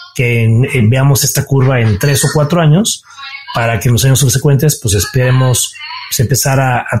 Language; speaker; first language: Spanish; native; Spanish